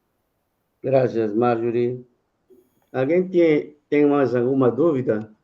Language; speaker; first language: Spanish; non-native, fluent; Portuguese